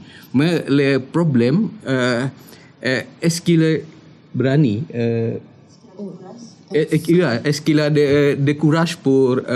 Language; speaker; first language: French; non-native, fluent; Indonesian